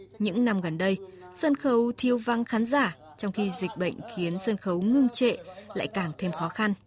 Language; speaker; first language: Vietnamese; native; Vietnamese